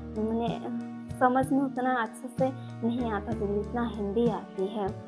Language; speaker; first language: Hindi; non-native, local second language; Bangla